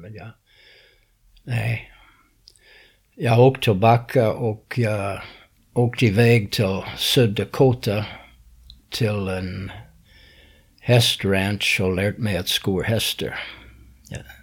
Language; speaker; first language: Swedish; non-native, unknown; English